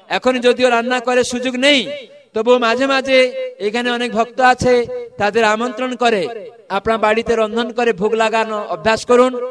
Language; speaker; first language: Bangla; non-native, fluent; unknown